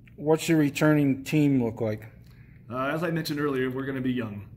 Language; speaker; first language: English; native; English